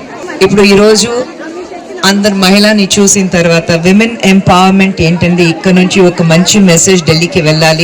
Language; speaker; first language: Telugu; non-native, fluent; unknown